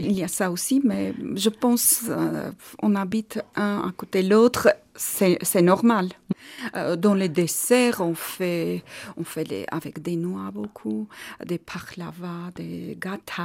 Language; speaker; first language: French; non-native, learner; Armenian